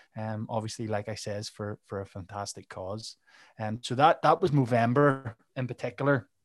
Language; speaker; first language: English; native; English